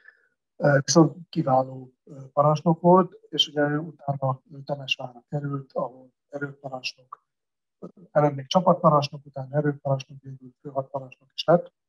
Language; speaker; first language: Hungarian; native; Hungarian